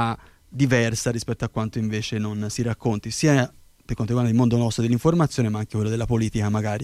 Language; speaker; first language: Italian; native; Italian